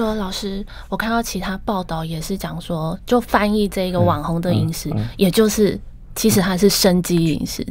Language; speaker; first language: Chinese; native; Chinese